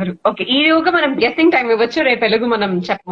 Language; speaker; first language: Telugu; native; Telugu